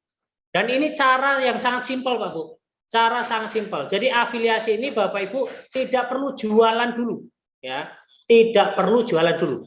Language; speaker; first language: Indonesian; non-native, local second language; Javanese